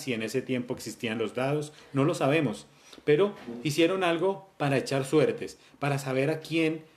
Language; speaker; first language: Spanish; native; Spanish